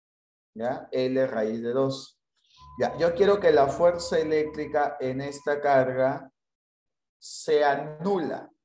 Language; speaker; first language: Spanish; native; Spanish